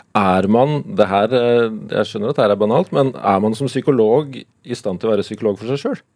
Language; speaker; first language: Norwegian; native; Norwegian